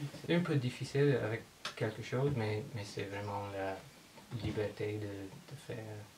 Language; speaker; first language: French; non-native, learner; English